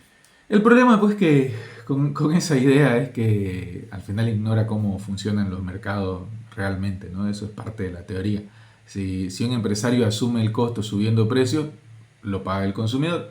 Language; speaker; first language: Spanish; native; Spanish